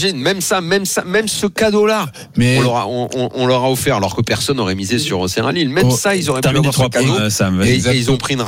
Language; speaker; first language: French; native; French